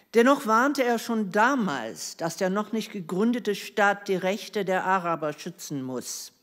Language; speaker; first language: German; non-native, fluent; English